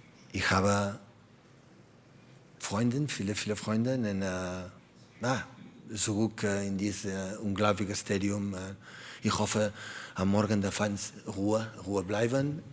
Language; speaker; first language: German; non-native, learner; Catalan